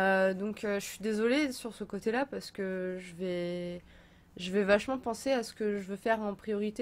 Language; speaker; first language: French; native; French